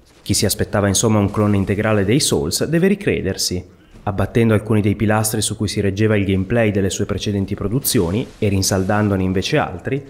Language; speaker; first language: Italian; native; Italian